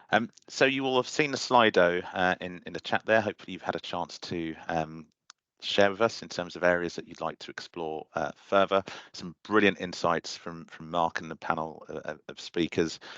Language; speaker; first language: English; native; English